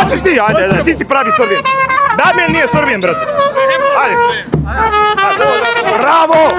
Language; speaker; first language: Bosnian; non-native, learner; English